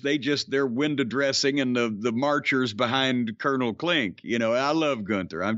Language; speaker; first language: English; native; English